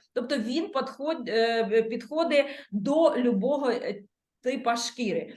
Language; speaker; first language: Ukrainian; non-native, local second language; Russian